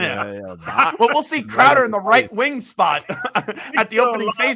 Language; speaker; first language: English; native; English